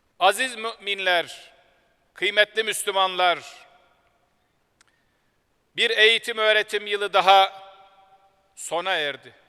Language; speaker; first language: Turkish; native; Turkish